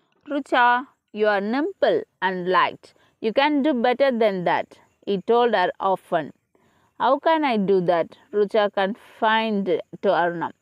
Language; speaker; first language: English; non-native, local second language; Tamil